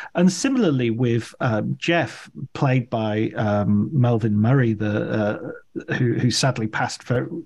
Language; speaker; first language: English; native; English